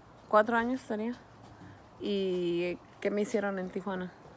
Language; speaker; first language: Spanish; early bilingual, heritage; Spanish